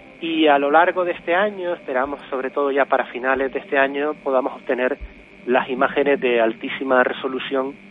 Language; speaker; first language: Spanish; native; Spanish